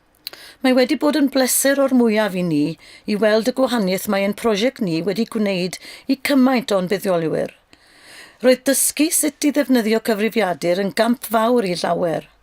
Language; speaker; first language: Welsh; native; Welsh